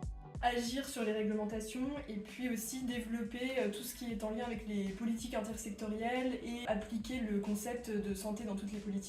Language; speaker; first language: French; native; French